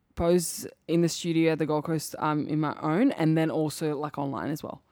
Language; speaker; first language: English; early bilingual, other home language; Serbian